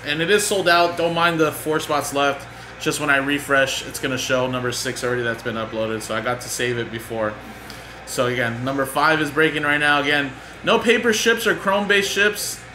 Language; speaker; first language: English; native; English